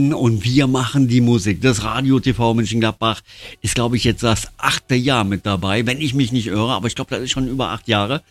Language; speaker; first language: German; native; German